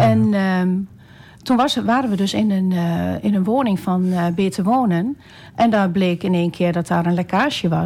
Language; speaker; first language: Dutch; native; Dutch